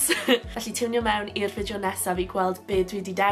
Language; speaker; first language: Welsh; non-native, local second language; English